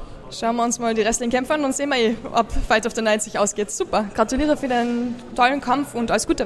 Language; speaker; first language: German; native; German